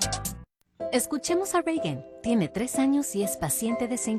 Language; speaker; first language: Spanish; native; Spanish